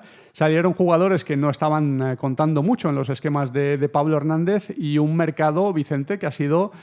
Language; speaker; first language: Spanish; native; Spanish